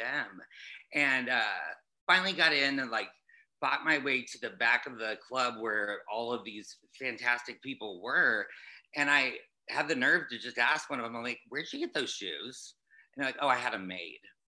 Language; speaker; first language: English; native; English